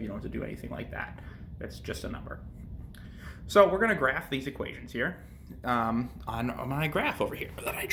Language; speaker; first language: English; native; English